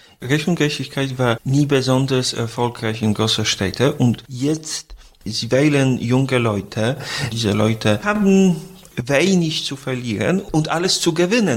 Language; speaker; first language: German; non-native, fluent; Polish